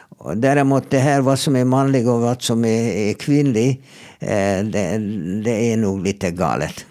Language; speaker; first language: Swedish; non-native, fluent; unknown